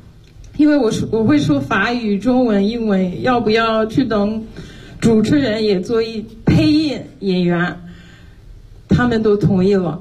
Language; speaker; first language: Chinese; non-native, fluent; French